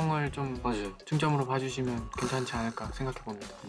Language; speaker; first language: Korean; native; Korean